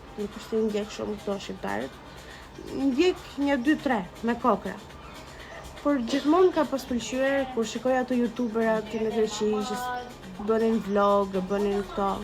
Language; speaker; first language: Albanian; early bilingual, heritage; Albanian